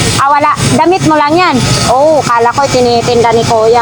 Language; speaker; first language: Filipino; native; Filipino